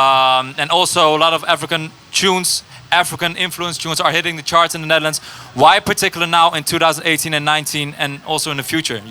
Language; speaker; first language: English; non-native, fluent; Dutch